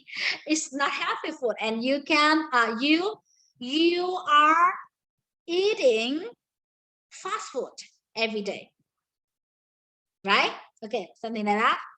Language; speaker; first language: English; non-native, learner; Vietnamese